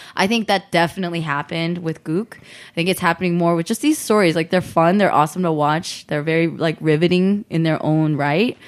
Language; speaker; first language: English; early bilingual, other home language; Korean